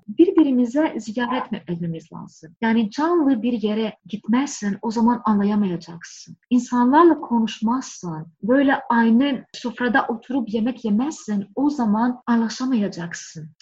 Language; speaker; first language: Turkish; non-native, fluent; Greek